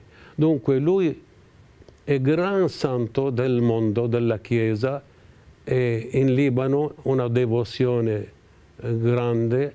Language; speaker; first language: Italian; non-native, fluent; Arabic